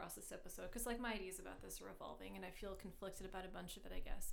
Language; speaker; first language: English; native; English